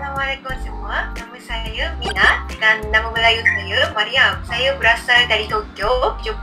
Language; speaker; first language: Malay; non-native, fluent; Japanese